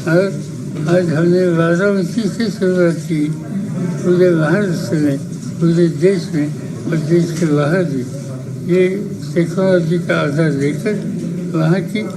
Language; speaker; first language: Hindi; non-native, local second language; Marathi